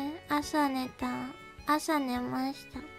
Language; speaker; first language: Japanese; native; Japanese